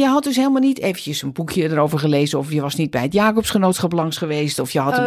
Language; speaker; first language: Dutch; native; Dutch